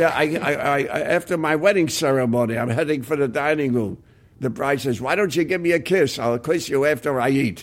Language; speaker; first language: English; native; English